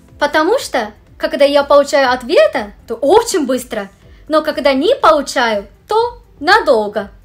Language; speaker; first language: Russian; non-native, fluent; Japanese